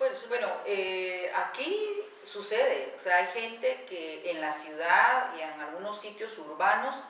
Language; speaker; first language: Spanish; native; Spanish